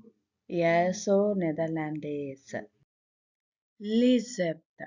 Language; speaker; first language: French; non-native, learner; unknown